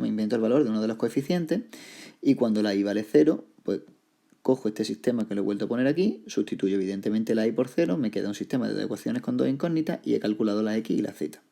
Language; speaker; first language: Spanish; native; Spanish